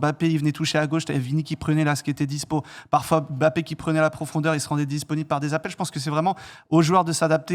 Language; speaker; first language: French; native; French